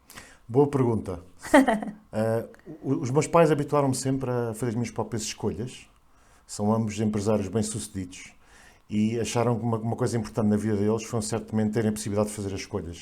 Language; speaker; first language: Portuguese; native; Portuguese